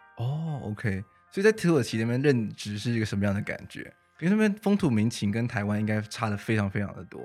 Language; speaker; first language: Chinese; native; Chinese